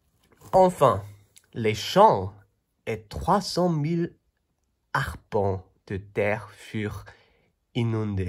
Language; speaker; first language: French; non-native, fluent; Chinese